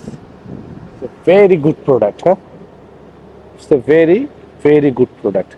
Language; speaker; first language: English; non-native, learner; Bangla